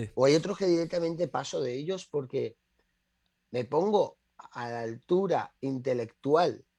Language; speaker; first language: Spanish; native; Spanish